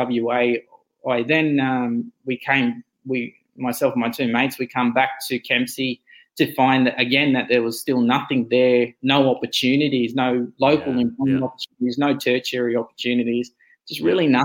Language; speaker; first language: English; native; English